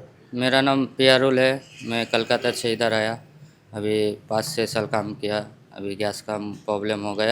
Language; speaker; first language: Hindi; non-native, local second language; Bangla